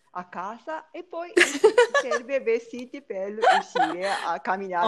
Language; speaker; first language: Italian; non-native, learner; Japanese